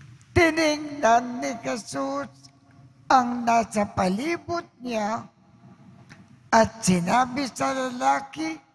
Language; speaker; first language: Filipino; native; Filipino